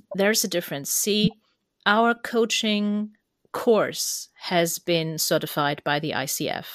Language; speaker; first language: English; non-native, fluent; German